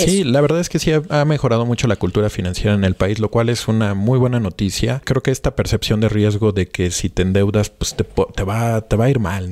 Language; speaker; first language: Spanish; native; Spanish